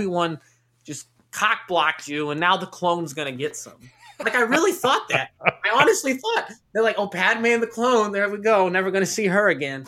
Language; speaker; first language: English; native; English